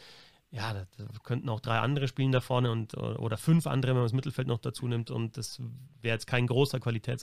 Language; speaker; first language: German; native; German